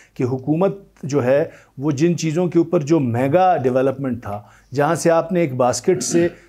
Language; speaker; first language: Urdu; native; Urdu